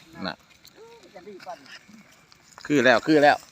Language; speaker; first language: Thai; non-native, local second language; Northeastern Thai